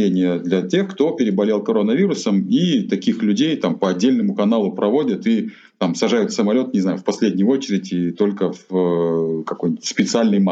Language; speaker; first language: Russian; native; Russian